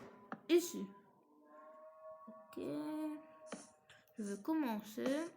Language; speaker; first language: French; non-native, fluent; English